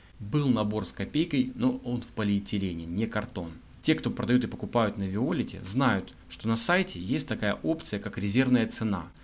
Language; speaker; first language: Russian; native; Russian